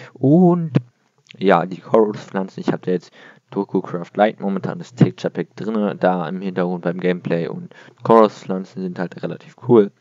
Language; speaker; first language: German; native; German